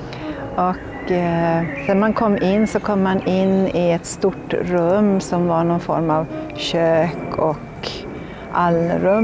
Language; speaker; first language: Swedish; native; Swedish